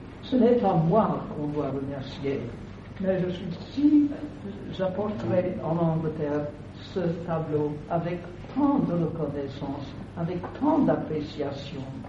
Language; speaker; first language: French; non-native, fluent; English